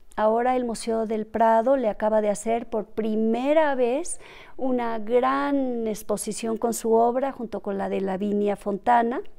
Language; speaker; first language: Spanish; native; Spanish